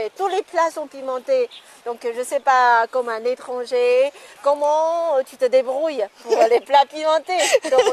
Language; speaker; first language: French; non-native, fluent; Chinese